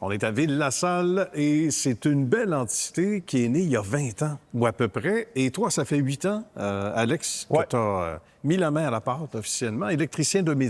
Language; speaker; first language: French; native; French